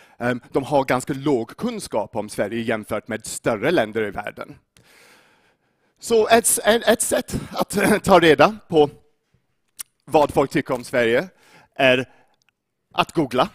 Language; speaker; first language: Swedish; non-native, fluent; English